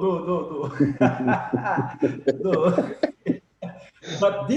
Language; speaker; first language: English; non-native, learner; French